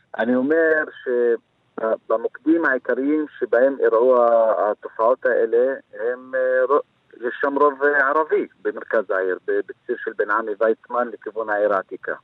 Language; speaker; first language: Hebrew; non-native, local second language; Arabic